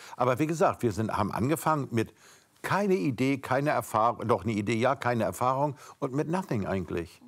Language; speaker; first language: German; native; German